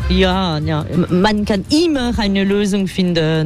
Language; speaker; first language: German; non-native, fluent; French